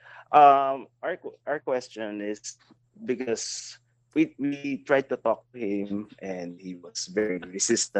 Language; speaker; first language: English; non-native, local second language; Filipino